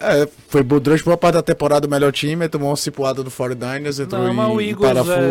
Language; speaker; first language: Portuguese; native; Portuguese